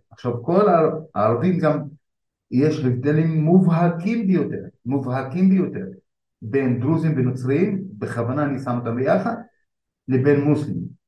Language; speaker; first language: Hebrew; non-native, local second language; Arabic